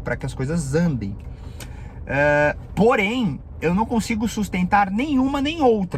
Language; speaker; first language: Portuguese; native; Portuguese